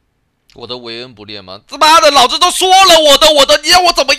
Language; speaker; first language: Chinese; native; Chinese